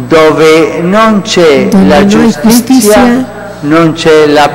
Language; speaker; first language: Italian; early bilingual, heritage; Spanish